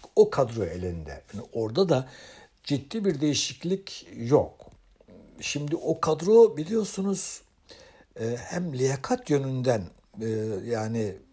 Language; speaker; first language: Turkish; native; Turkish